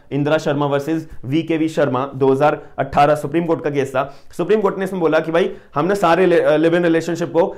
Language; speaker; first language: Hindi; native; Hindi